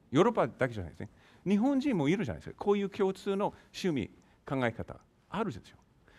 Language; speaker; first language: Japanese; non-native, fluent; English